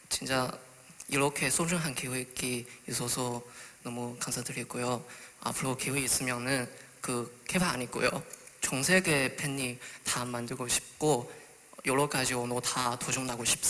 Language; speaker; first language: Korean; non-native, learner; Chinese